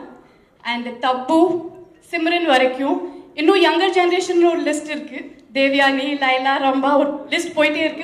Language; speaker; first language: Tamil; non-native, fluent; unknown